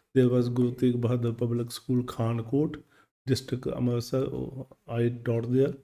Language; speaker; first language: English; non-native, local second language; Punjabi